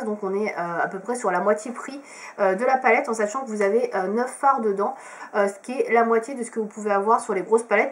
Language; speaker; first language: French; native; French